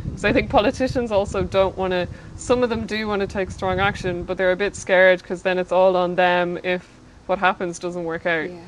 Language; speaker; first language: English; native; English